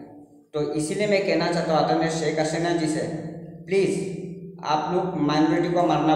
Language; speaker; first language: Hindi; non-native, local second language; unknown